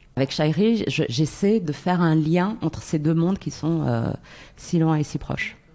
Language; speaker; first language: French; non-native, local second language; Arabic